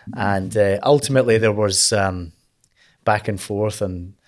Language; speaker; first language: English; native; English